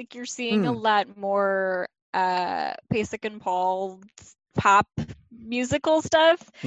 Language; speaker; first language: English; native; English